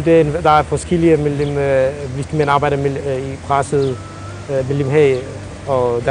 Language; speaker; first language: Danish; non-native, fluent; Central Kurdish